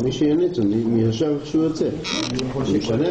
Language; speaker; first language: Hebrew; native; Hebrew